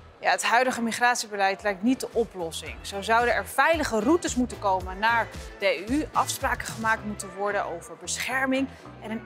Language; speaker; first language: Dutch; native; Dutch